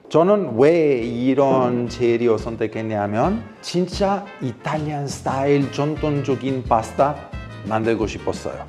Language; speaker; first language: Korean; non-native, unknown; Italian